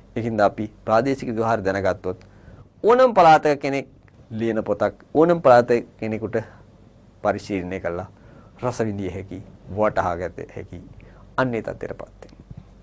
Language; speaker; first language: Sinhala; native; Sinhala